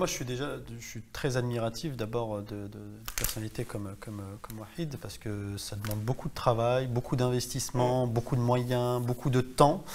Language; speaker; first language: French; native; French